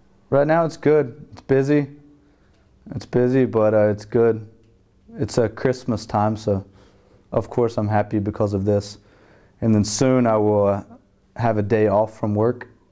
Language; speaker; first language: English; native; English